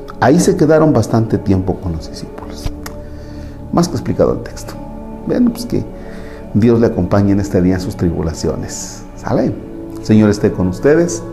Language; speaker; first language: Spanish; native; Spanish